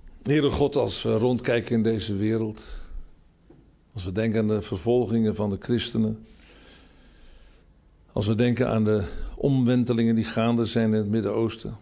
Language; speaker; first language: Dutch; native; Dutch